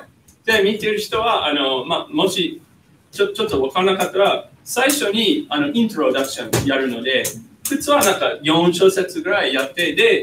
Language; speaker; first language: Japanese; non-native, fluent; English